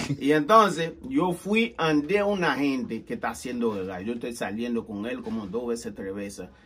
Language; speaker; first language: Spanish; non-native, learner; Haitian Creole